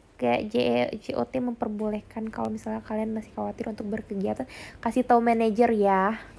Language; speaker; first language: Indonesian; native; Indonesian